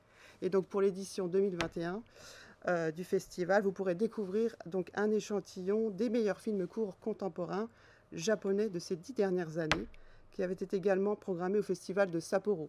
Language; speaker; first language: French; native; French